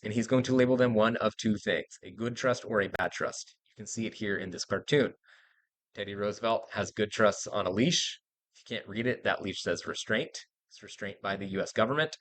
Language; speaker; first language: English; native; English